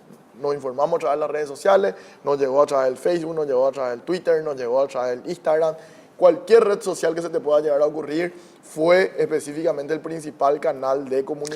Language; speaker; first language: Spanish; native; Spanish